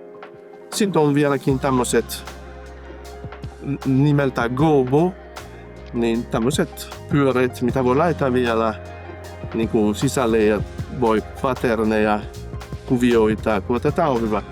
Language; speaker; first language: Finnish; non-native, fluent; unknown